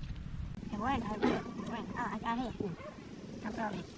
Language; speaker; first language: English; non-native, learner; Spanish